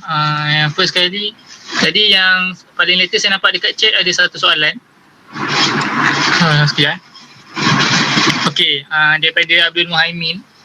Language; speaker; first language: Malay; native; Malay